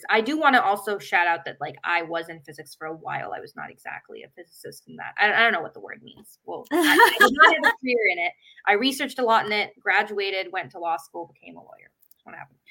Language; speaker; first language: English; native; English